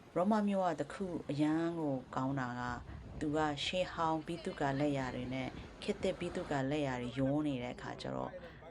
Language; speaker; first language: Burmese; non-native, local second language; Kachin